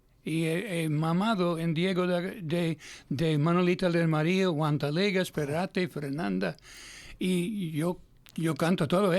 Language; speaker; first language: Spanish; non-native, fluent; English